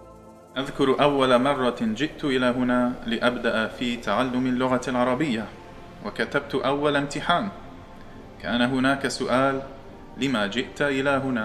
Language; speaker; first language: Arabic; non-native, fluent; English